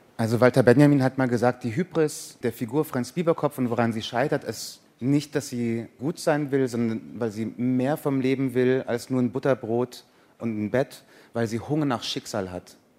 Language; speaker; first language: German; early bilingual, other home language; Persian